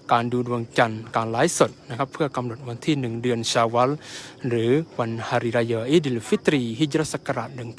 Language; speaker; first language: Thai; non-native, local second language; Malay